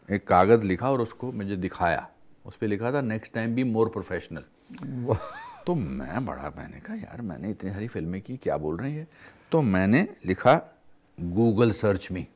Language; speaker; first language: Hindi; native; Hindi